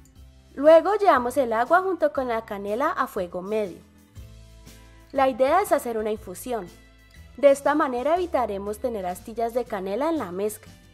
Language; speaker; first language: Spanish; native; Spanish